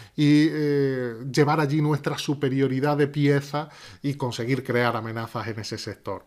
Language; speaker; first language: Spanish; native; Spanish